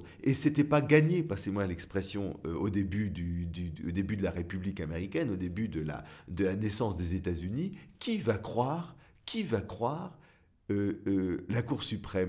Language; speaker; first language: French; native; French